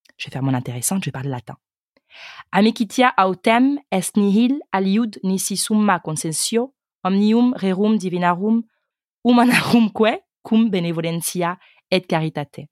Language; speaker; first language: French; native; French